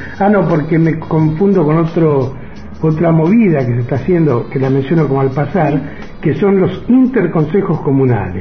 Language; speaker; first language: Spanish; native; Spanish